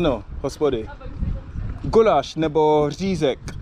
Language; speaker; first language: Czech; non-native, learner; English